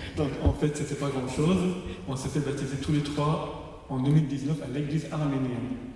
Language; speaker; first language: French; non-native, fluent; Persian